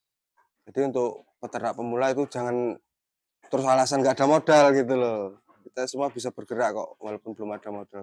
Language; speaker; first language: Indonesian; non-native, local second language; Javanese